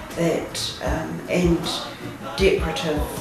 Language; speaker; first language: English; native; English